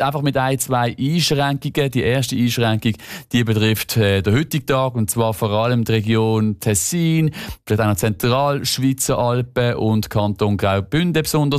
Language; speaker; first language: German; native; German